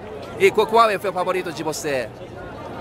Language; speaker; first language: Portuguese; non-native, learner; Japanese